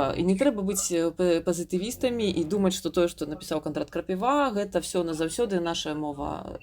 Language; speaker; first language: Belarusian; non-native, local second language; Russian